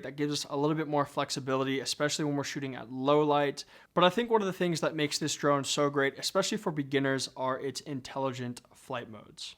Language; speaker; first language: English; native; English